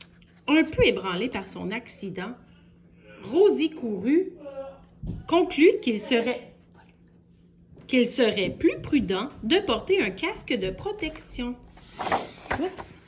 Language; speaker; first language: French; native; French